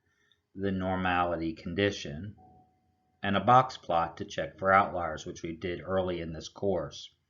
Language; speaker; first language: English; native; English